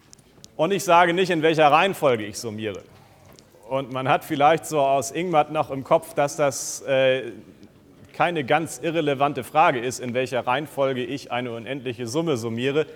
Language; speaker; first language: German; native; German